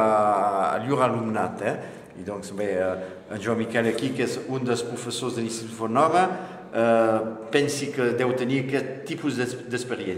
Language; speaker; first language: Catalan; non-native, local second language; French